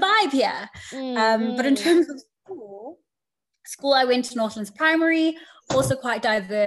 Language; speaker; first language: English; native; English